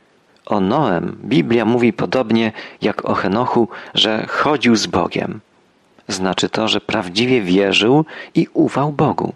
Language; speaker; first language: Polish; native; Polish